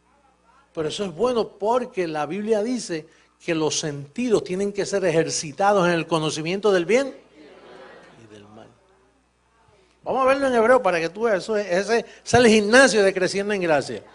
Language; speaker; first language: Spanish; native; Spanish